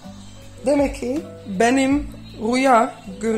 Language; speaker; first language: Turkish; early bilingual, heritage; Dutch